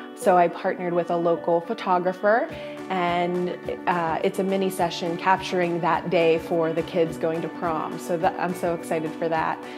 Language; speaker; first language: English; native; English